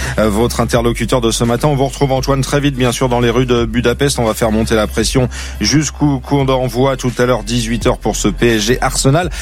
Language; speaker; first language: French; native; French